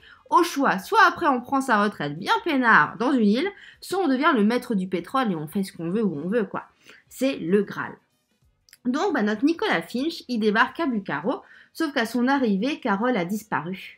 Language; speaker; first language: French; native; French